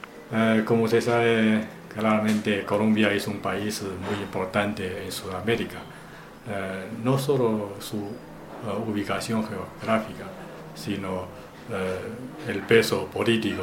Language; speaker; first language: Spanish; non-native, fluent; Chinese